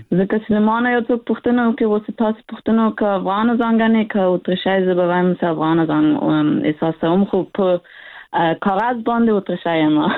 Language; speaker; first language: Pashto; early bilingual, heritage; Pashto